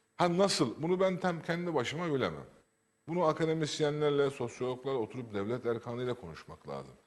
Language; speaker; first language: Turkish; native; Turkish